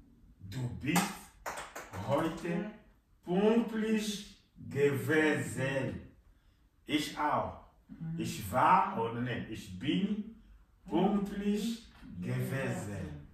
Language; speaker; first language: German; non-native, fluent; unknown